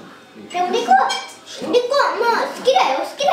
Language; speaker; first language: Japanese; early bilingual, heritage; Japanese